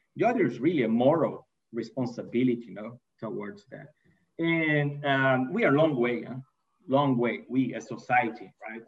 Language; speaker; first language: English; non-native, fluent; Portuguese